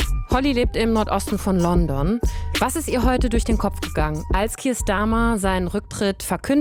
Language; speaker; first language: German; native; German